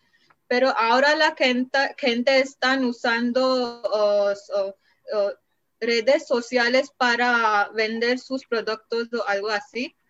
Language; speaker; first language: Spanish; non-native, learner; Marathi